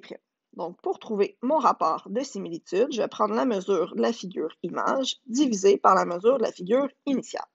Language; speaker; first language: French; native; French